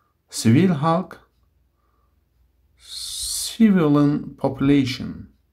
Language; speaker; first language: English; non-native, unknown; Turkish